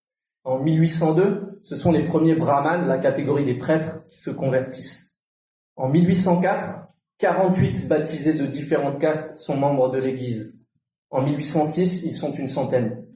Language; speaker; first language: French; native; French